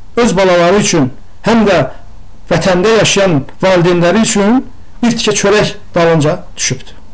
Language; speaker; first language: Azerbaijani; non-native, local second language; Talysh